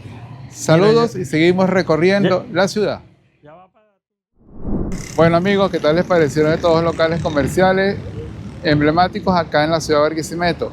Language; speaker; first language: Spanish; native; Spanish